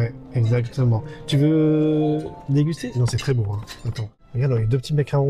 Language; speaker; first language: French; native; French